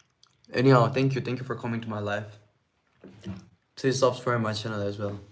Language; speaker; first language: English; non-native, learner; Korean